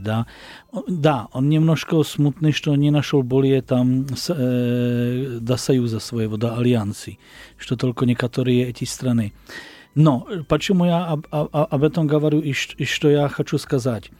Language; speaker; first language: Russian; non-native, learner; Slovak